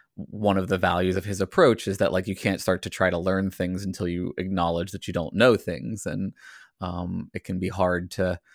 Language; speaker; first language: English; native; English